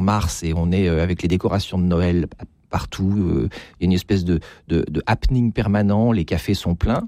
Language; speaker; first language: French; native; French